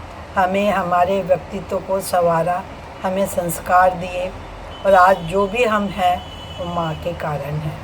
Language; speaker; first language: Hindi; native; Hindi